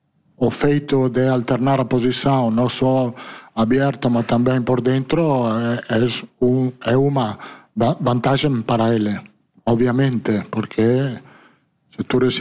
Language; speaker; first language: Portuguese; non-native, learner; Italian